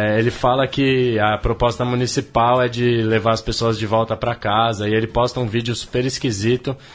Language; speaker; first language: Portuguese; native; Portuguese